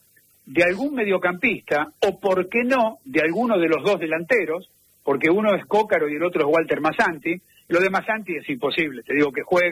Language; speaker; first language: Spanish; native; Spanish